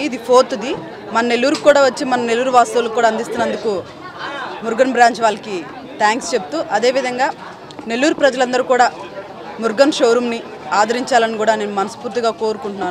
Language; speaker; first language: Telugu; native; Telugu